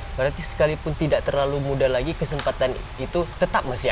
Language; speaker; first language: Indonesian; native; Indonesian